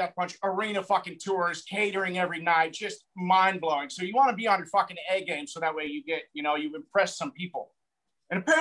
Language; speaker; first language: English; native; English